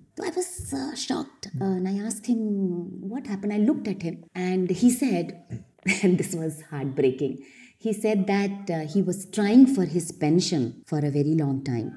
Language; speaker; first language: English; non-native, local second language; Hindi